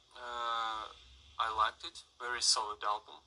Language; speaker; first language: English; non-native, learner; Russian